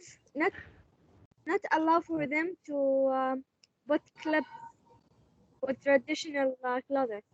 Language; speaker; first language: English; non-native, learner; Arabic